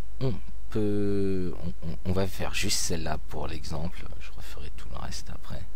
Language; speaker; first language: French; native; French